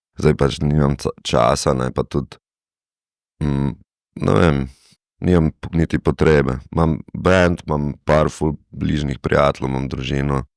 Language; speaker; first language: Slovenian; native; Slovenian